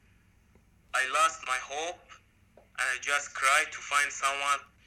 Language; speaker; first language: English; non-native, learner; Persian